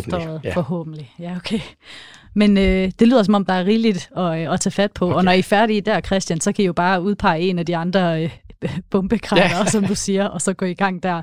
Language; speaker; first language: Danish; native; Danish